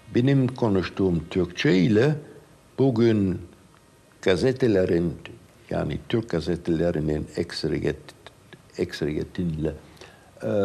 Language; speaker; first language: Turkish; non-native, fluent; German